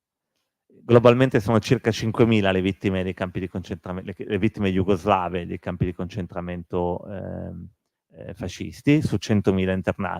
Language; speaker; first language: Italian; native; Italian